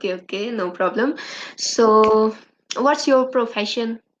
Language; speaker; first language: English; non-native, learner; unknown